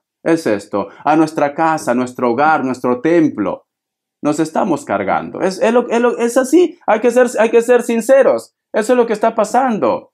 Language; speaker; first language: Spanish; native; Spanish